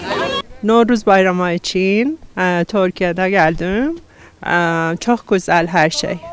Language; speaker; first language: Turkish; non-native, learner; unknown